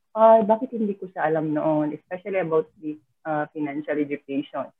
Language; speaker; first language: Filipino; non-native, local second language; Cebuano